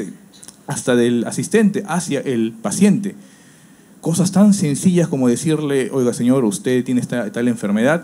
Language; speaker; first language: Spanish; native; Spanish